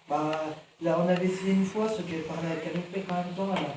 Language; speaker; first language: French; native; French